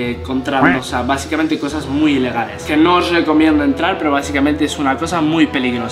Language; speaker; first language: Spanish; native; Spanish